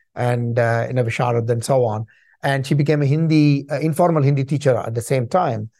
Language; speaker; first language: English; non-native, local second language; Tamil